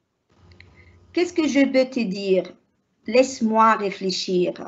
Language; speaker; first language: French; non-native, learner; Arabic